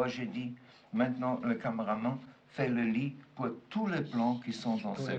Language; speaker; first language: French; non-native, fluent; German